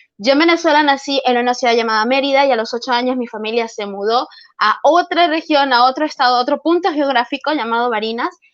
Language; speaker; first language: Spanish; native; Spanish